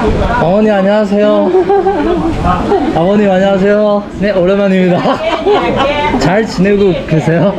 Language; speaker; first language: Korean; non-native, fluent; Chinese